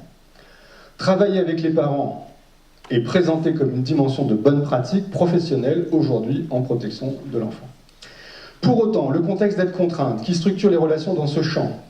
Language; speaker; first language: French; native; French